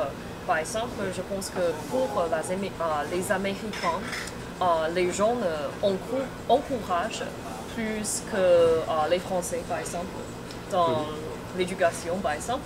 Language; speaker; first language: French; non-native, fluent; Chinese